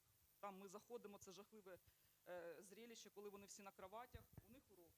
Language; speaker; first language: Ukrainian; native; Ukrainian